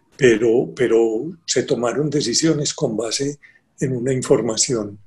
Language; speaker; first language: Spanish; native; Spanish